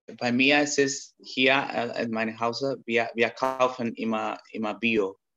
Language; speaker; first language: German; non-native, learner; Spanish